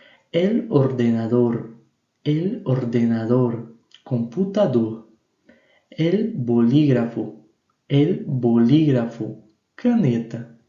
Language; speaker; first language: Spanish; non-native, fluent; Portuguese